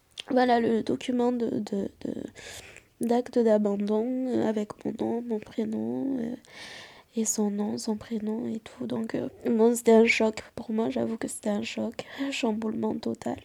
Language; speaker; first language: French; native; French